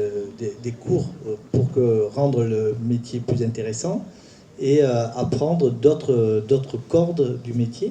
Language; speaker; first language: French; native; French